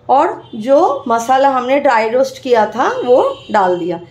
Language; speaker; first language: Hindi; non-native, local second language; Bangla